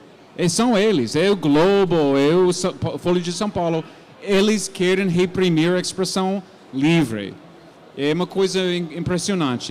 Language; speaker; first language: Portuguese; non-native, fluent; English